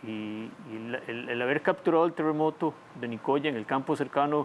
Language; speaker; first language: Spanish; native; Spanish